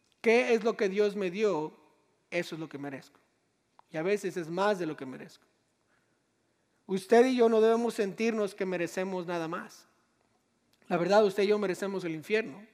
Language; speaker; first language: Spanish; native; Spanish